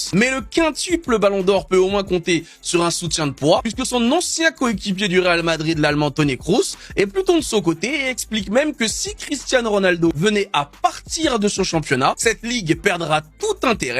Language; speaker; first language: French; native; French